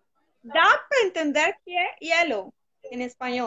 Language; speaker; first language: Portuguese; non-native, fluent; Spanish